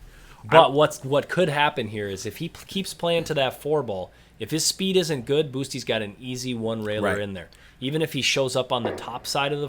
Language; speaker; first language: English; native; English